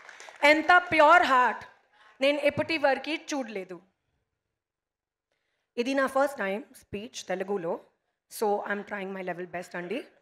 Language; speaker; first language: Telugu; non-native, learner; Hindi